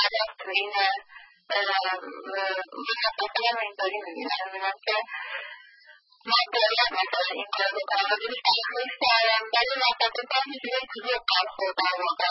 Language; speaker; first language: Persian; early bilingual, heritage; Persian